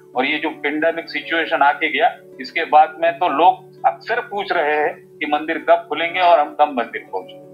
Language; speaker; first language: Hindi; non-native, local second language; Marathi